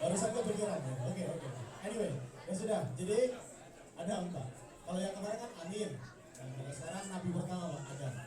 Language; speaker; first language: Indonesian; native; Indonesian